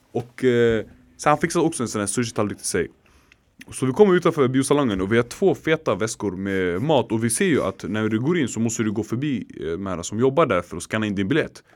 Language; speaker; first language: Swedish; early bilingual, other home language; Arabic